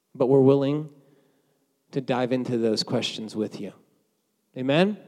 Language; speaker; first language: English; native; English